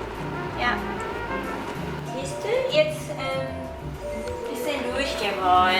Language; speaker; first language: German; non-native, learner; Japanese